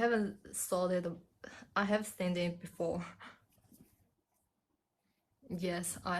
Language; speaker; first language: English; non-native, learner; Chinese